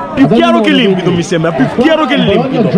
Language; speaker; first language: Italian; early bilingual, other home language; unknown